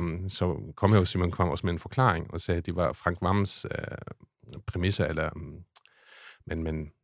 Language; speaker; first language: Danish; non-native, fluent; German